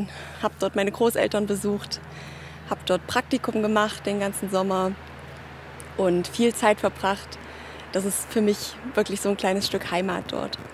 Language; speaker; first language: German; native; German